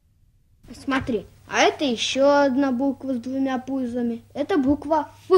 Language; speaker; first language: Russian; native; Russian